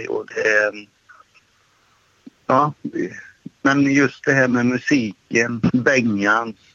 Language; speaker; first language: Swedish; native; Swedish